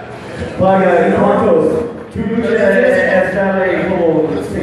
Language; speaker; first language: Spanish; non-native, learner; English